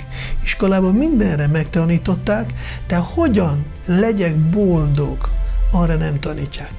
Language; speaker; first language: Hungarian; non-native, fluent; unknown